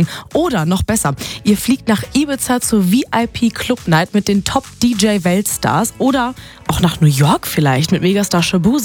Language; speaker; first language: German; native; German